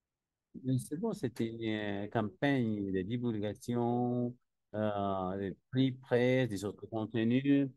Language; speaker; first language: French; non-native, learner; Spanish